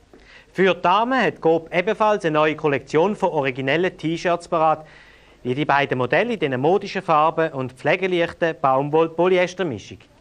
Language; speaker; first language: German; native; German